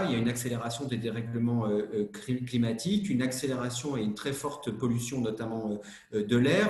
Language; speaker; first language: French; native; French